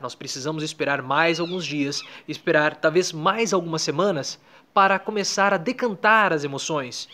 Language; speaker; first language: Portuguese; native; Portuguese